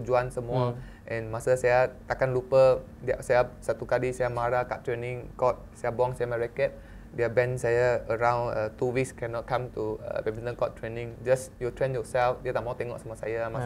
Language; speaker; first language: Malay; non-native, local second language; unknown